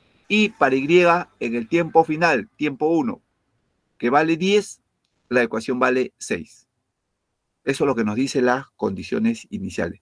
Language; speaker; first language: Spanish; native; Spanish